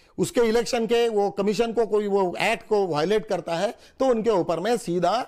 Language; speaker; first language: Hindi; non-native, local second language; Marathi